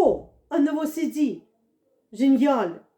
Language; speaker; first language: French; non-native, fluent; Russian